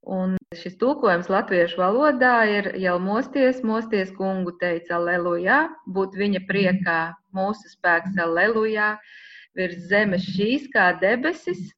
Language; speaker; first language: Latvian; native; Latvian